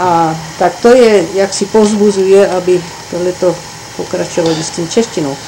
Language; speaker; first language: Czech; early bilingual, heritage; Czech